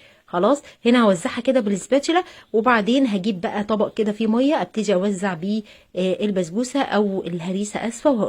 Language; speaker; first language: Arabic; native; Arabic